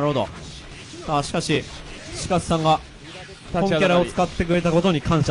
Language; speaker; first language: Japanese; native; Japanese